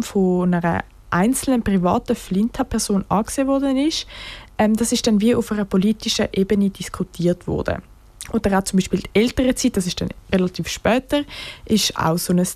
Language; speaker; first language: German; native; German